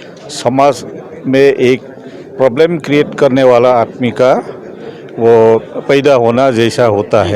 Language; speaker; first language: Hindi; non-native, local second language; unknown